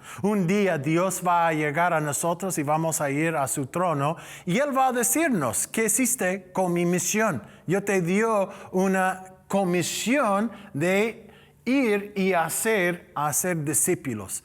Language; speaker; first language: Spanish; non-native, learner; English